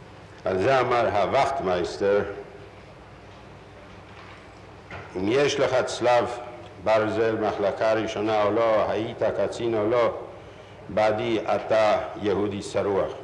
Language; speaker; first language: Hebrew; non-native, fluent; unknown